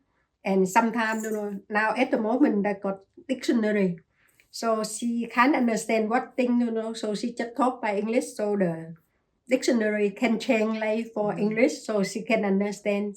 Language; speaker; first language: English; non-native, learner; Chinese